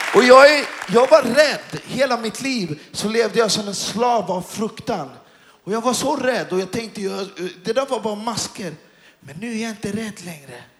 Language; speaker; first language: Swedish; native; Swedish